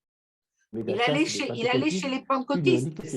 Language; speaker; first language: French; native; French